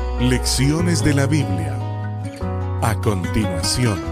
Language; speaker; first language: Spanish; native; Spanish